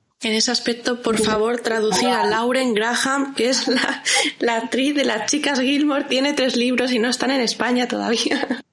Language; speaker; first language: Spanish; native; Spanish